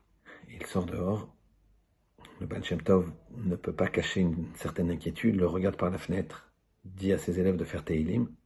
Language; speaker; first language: French; native; French